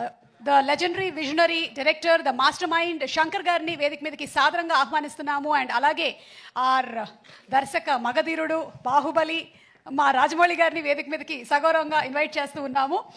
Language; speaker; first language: Telugu; native; Telugu